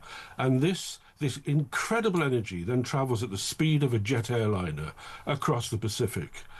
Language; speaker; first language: English; native; English